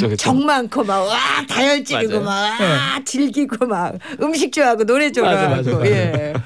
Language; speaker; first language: Korean; native; Korean